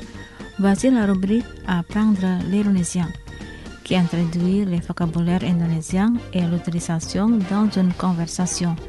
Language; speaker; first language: French; non-native, fluent; Indonesian